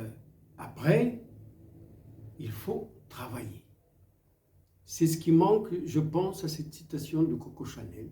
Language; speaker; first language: French; non-native, local second language; Arabic